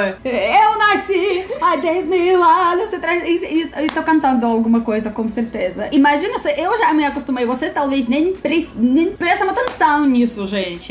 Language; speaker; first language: Portuguese; non-native, fluent; Russian